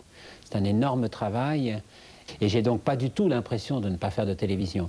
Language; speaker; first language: French; native; French